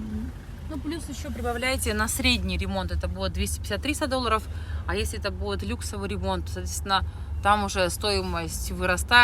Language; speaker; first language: Russian; native; Russian